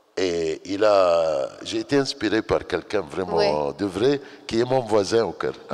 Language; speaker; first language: French; non-native, fluent; Arabic